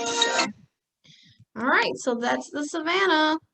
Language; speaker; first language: English; native; English